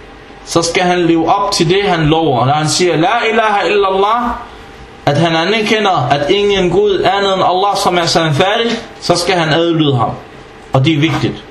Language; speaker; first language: Danish; non-native, fluent; Arabic